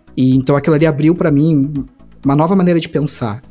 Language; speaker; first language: Portuguese; native; Portuguese